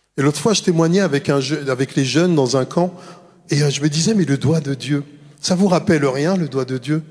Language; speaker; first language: French; native; French